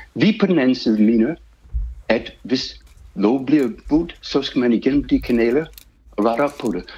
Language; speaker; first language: Danish; non-native, fluent; English